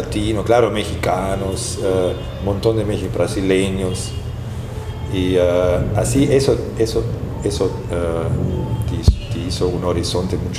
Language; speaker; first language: Spanish; non-native, fluent; German